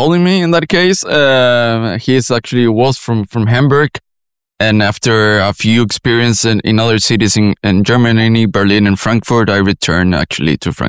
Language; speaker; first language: English; non-native, fluent; Spanish